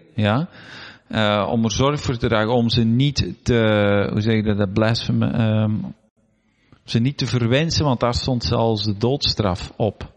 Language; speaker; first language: Dutch; native; Dutch